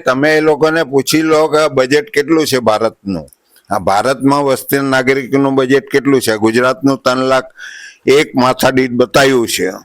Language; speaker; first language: Gujarati; non-native, local second language; Vasavi